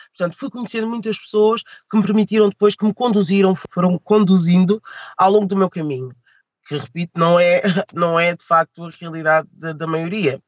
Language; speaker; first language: Portuguese; early bilingual, other home language; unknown